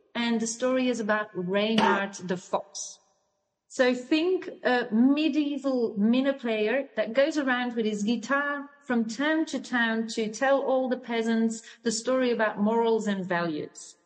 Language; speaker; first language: English; non-native, fluent; Dutch